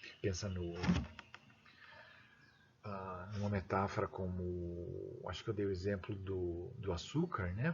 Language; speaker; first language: Portuguese; native; Portuguese